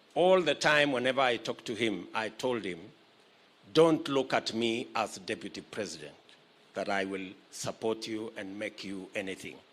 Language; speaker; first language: English; non-native, local second language; Kalenjin